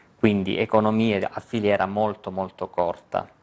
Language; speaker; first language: Italian; native; Italian